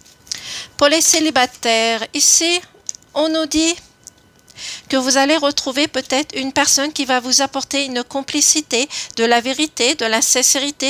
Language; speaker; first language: French; native; French